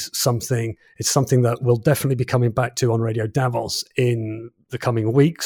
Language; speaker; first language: English; native; English